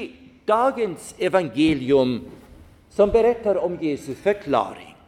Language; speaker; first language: Swedish; non-native, fluent; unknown